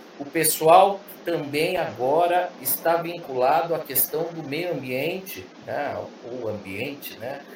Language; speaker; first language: Portuguese; early bilingual, other home language; Spanish